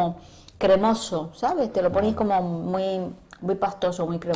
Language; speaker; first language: Spanish; native; Spanish